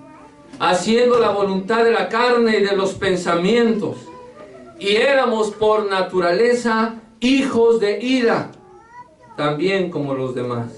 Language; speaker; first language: Spanish; native; Spanish